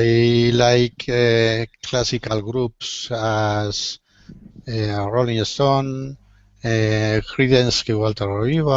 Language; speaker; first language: English; non-native, learner; Spanish